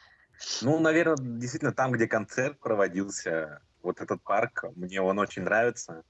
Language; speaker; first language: Russian; native; Russian